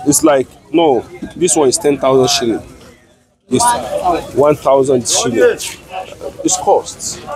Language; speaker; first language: English; non-native, local second language; Yoruba